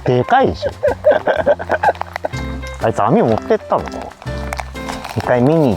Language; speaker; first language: Japanese; native; Japanese